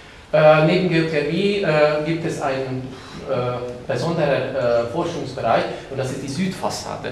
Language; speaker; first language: German; non-native, fluent; Hungarian